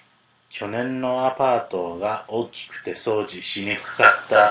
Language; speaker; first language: Japanese; non-native, fluent; English